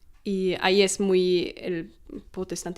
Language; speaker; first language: Spanish; non-native, fluent; German